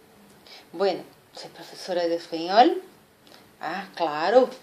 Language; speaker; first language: Spanish; non-native, fluent; Portuguese